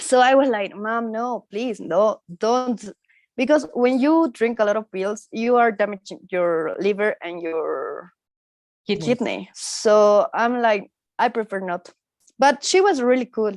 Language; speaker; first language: English; non-native, learner; Spanish